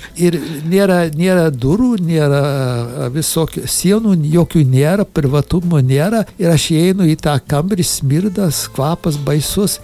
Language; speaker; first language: Lithuanian; early bilingual, heritage; Lithuanian